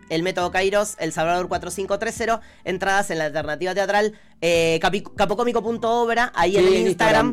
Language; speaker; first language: Spanish; native; Spanish